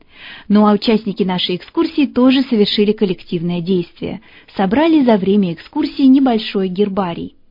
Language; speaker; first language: Russian; native; Russian